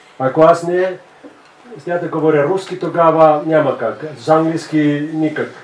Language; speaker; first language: Bulgarian; non-native, fluent; Finnish